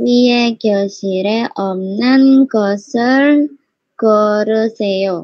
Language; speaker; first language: Korean; non-native, learner; Indonesian